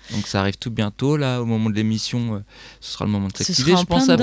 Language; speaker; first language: French; native; French